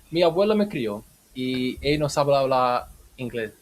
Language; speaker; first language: Spanish; early bilingual, heritage; Spanish